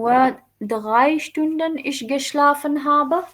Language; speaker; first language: German; non-native, fluent; Urdu